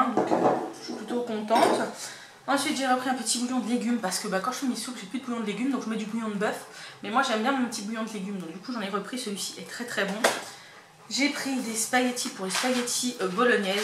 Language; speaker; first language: French; native; French